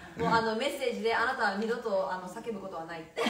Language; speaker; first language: Japanese; native; Japanese